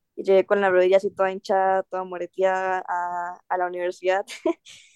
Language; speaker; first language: Spanish; native; Spanish